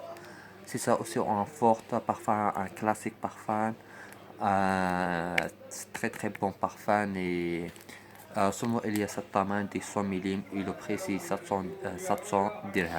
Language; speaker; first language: French; non-native, learner; Arabic